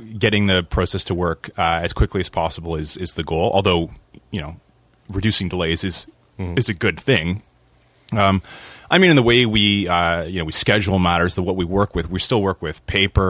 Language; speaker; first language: English; native; English